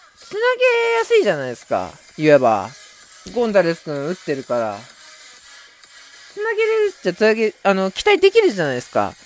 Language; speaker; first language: Japanese; native; Japanese